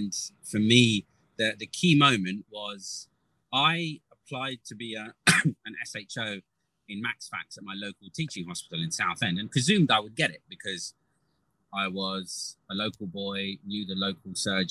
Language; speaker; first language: English; native; English